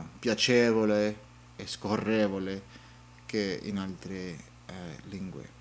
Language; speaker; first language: Italian; non-native, learner; English